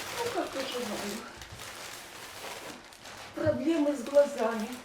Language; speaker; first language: Russian; native; Russian